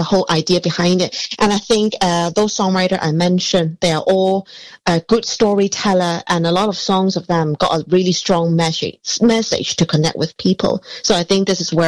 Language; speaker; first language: English; non-native, local second language; Cantonese